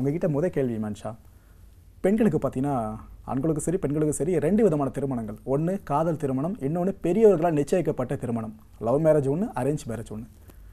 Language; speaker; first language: Tamil; native; Tamil